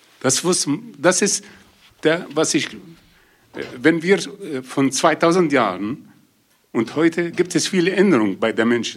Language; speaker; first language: German; non-native, learner; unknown